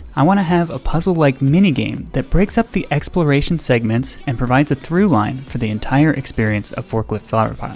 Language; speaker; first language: English; native; English